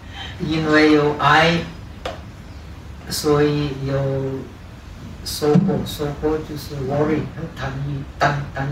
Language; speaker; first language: Chinese; non-native, fluent; Czech